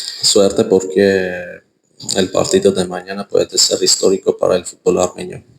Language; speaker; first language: Spanish; non-native, fluent; Armenian